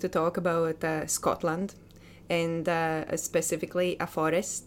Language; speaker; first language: English; non-native, fluent; Latvian